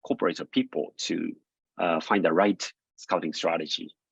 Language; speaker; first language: English; non-native, fluent; Japanese